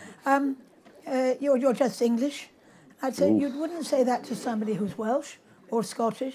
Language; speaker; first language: English; native; English